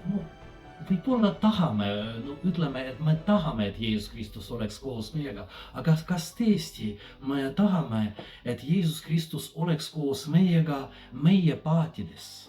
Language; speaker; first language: Estonian; non-native, fluent; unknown